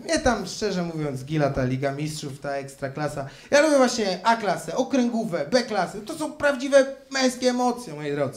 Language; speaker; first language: Polish; native; Polish